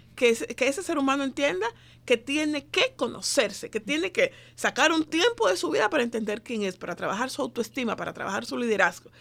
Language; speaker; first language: Spanish; native; Spanish